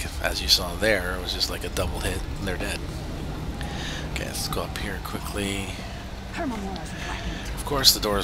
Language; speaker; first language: English; native; English